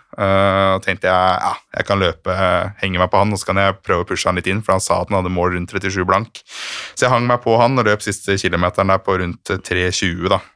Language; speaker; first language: Norwegian; native; Norwegian